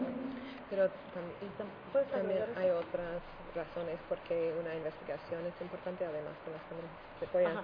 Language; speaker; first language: Spanish; non-native, fluent; English